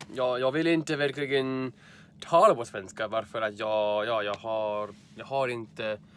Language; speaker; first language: Swedish; non-native, learner; English